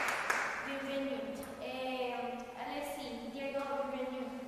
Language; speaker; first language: French; non-native, learner; Spanish